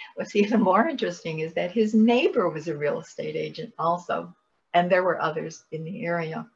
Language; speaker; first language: English; native; English